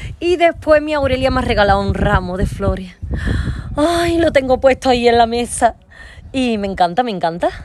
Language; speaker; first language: Spanish; native; Spanish